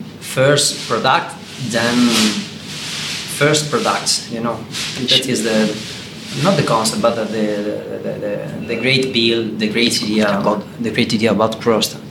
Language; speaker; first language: English; non-native, learner; Italian